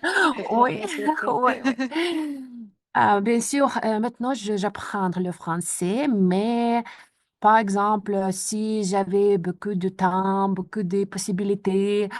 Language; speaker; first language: French; non-native, fluent; Ukrainian